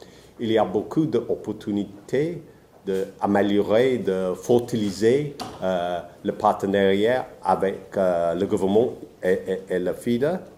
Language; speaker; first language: French; non-native, fluent; English